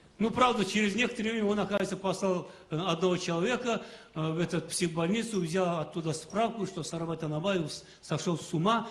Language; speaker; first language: Russian; non-native, local second language; Kazakh